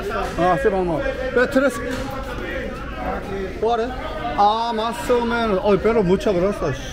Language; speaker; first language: Spanish; non-native, learner; Korean